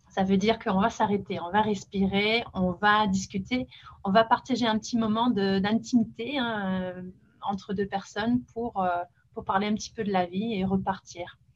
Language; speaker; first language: French; non-native, fluent; English